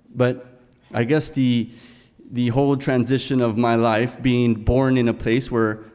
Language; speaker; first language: English; native; English